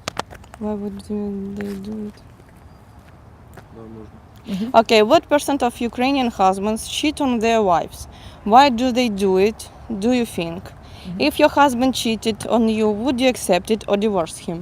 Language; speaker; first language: English; non-native, fluent; Russian